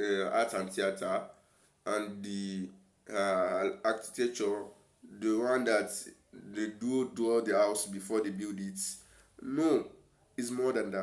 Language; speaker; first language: English; non-native, local second language; Yoruba